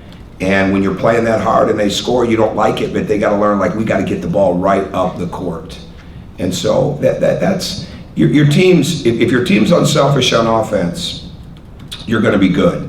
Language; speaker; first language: English; native; English